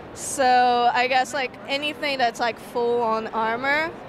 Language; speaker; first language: English; non-native, fluent; Portuguese